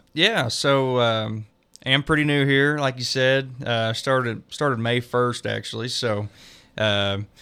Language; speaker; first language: English; native; English